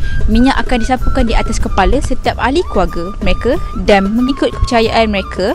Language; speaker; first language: Malay; native; Malay